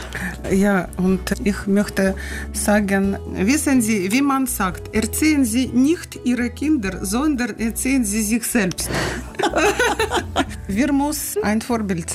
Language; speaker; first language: German; non-native, learner; Russian